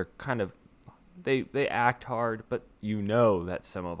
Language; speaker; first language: English; native; English